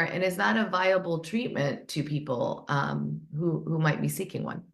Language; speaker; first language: English; native; English